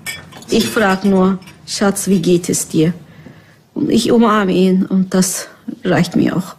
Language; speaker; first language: German; non-native, learner; Turkish